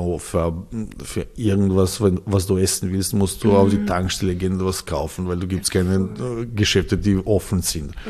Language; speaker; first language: German; non-native, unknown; Serbian